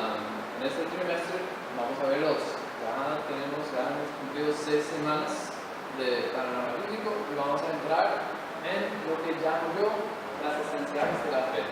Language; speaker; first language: Spanish; non-native, fluent; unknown